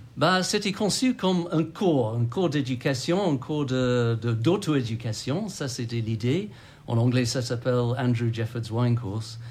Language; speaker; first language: French; non-native, fluent; English